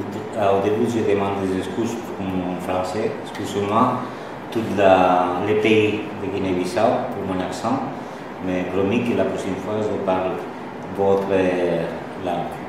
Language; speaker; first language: French; non-native, learner; Spanish